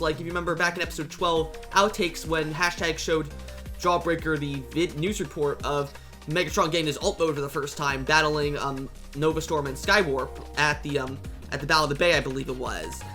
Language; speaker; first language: English; native; English